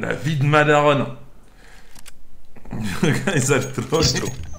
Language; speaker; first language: English; non-native, learner; French